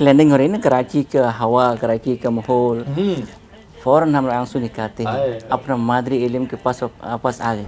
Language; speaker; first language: Hindi; non-native, fluent; Khmer